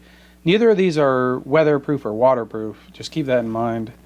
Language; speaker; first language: English; native; English